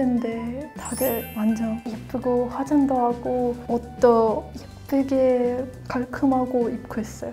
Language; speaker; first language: Korean; non-native, fluent; Russian